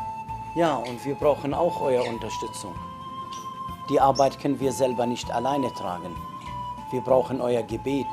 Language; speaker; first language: German; non-native, fluent; Arabic